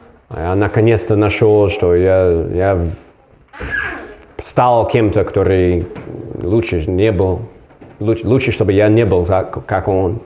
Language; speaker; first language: Russian; non-native, learner; English